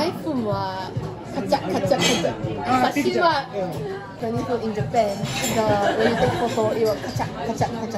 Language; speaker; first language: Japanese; non-native, learner; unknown